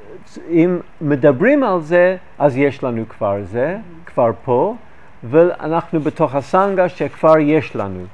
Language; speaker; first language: Hebrew; non-native, fluent; English